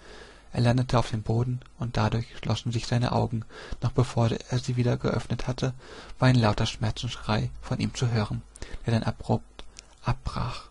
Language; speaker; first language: German; native; German